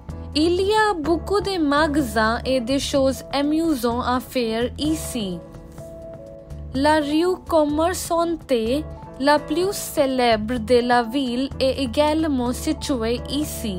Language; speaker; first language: French; non-native, learner; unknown